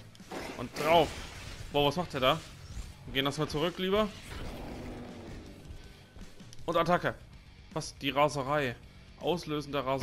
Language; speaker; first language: German; native; German